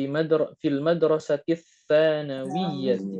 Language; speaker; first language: Arabic; non-native, fluent; Indonesian